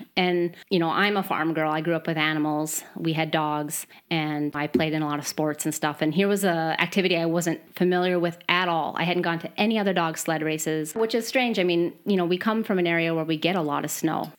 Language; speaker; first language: English; native; English